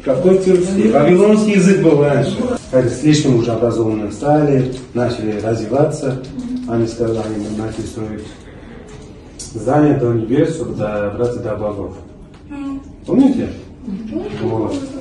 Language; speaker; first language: Russian; non-native, local second language; Uzbek